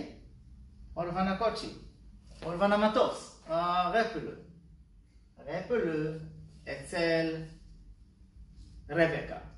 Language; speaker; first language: Hungarian; non-native, learner; Hebrew